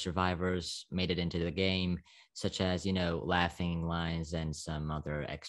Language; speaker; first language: English; non-native, fluent; Slovak